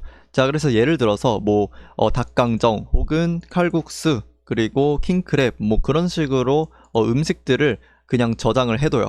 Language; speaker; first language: Korean; native; Korean